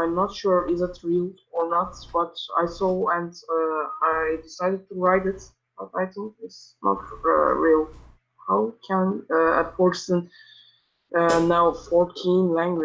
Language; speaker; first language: English; non-native, learner; Turkish